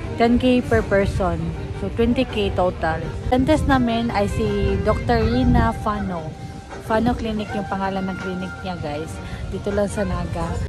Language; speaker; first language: Filipino; non-native, local second language; Cebuano